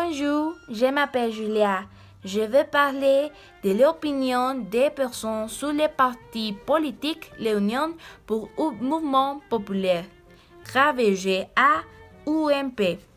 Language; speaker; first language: French; non-native, learner; Spanish